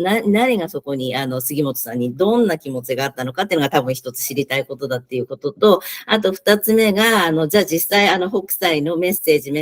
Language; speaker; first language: Japanese; native; Japanese